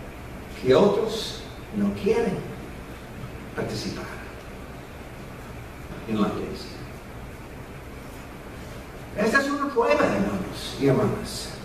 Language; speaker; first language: Spanish; non-native, fluent; English